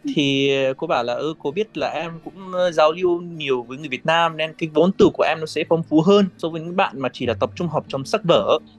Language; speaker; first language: Vietnamese; non-native, fluent; Arabic